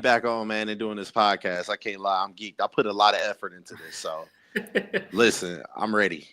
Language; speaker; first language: English; native; English